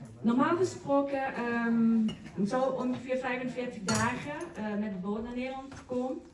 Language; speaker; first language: Dutch; non-native, learner; Thai